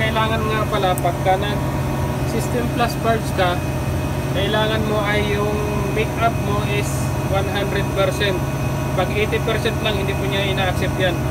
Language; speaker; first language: Filipino; non-native, local second language; Cebuano